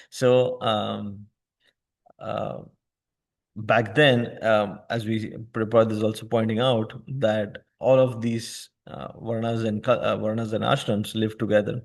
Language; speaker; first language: English; non-native, local second language; Hindi